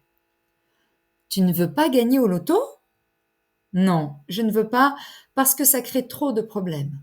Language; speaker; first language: French; native; French